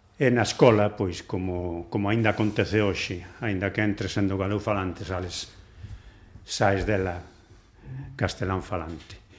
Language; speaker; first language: Galician; non-native, local second language; Spanish